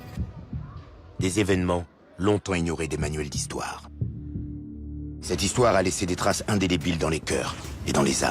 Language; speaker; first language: French; native; French